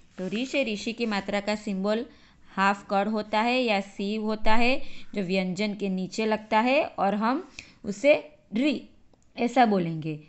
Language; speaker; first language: Hindi; native; Hindi